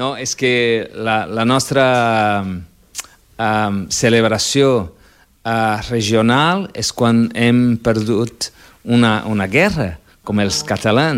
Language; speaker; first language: Catalan; non-native, fluent; Portuguese